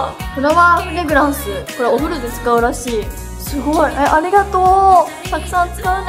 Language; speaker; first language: Japanese; native; Japanese